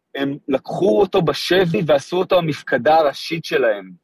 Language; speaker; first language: Hebrew; native; Hebrew